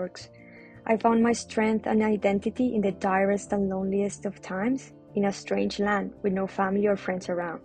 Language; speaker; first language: English; non-native, fluent; Spanish